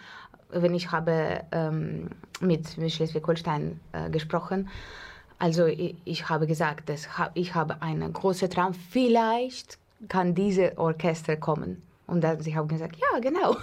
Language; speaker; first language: German; non-native, fluent; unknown